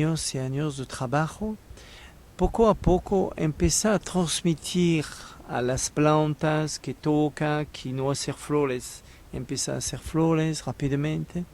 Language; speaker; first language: Spanish; non-native, learner; French